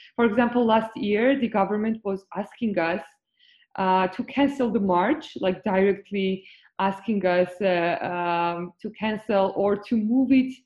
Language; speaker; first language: English; non-native, fluent; Georgian